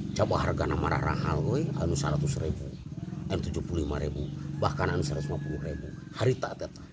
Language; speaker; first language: Sundanese; non-native, fluent; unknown